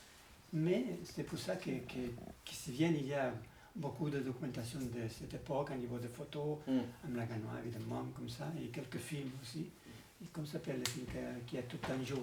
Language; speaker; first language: French; non-native, learner; Spanish